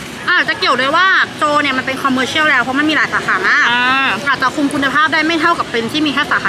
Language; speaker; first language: Thai; native; Thai